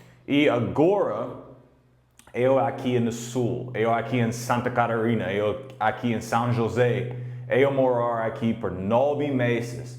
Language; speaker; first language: Portuguese; non-native, learner; English